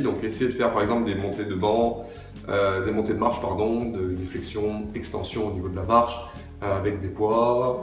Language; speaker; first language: French; native; French